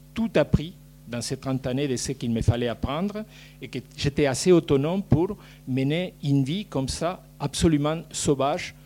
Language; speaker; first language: French; non-native, fluent; Spanish